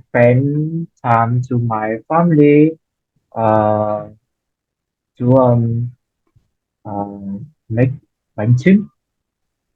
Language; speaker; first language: English; non-native, learner; Vietnamese